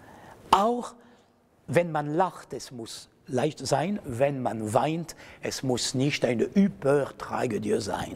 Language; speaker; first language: German; non-native, fluent; French